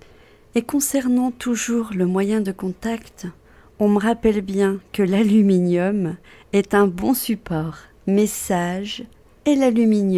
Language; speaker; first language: French; native; French